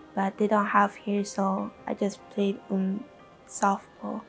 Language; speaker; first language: English; non-native, local second language; Iloko